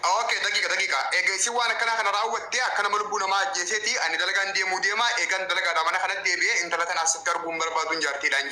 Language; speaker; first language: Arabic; non-native, learner; Oromo